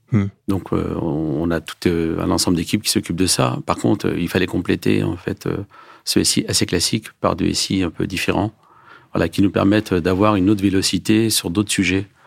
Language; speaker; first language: French; early bilingual, other home language; Turkish